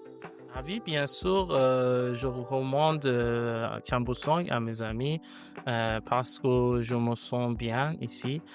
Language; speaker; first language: French; non-native, learner; Persian